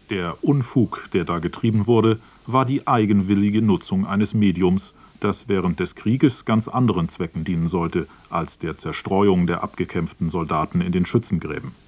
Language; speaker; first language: German; native; German